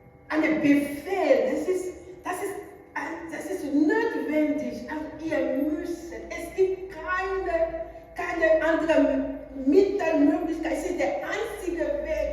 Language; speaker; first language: German; non-native, learner; French